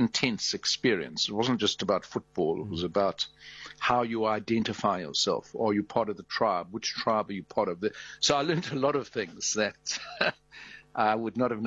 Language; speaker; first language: English; native; English